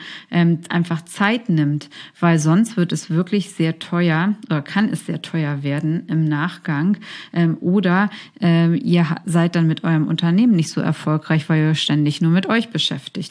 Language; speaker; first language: German; native; German